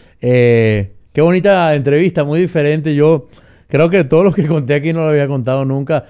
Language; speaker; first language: Spanish; native; Spanish